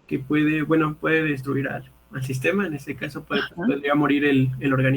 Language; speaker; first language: Spanish; native; Spanish